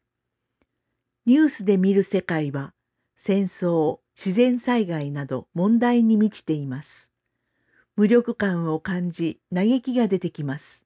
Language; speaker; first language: Japanese; non-native, fluent; Korean